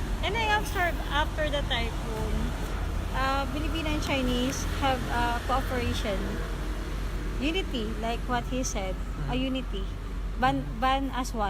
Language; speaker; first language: English; non-native, learner; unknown